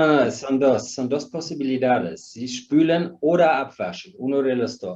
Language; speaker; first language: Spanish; non-native, fluent; German